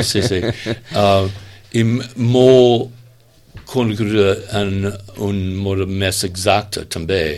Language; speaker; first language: Catalan; non-native, learner; English